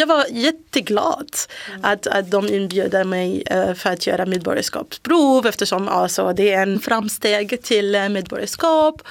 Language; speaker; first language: Swedish; non-native, fluent; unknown